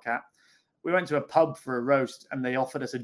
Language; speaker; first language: English; native; English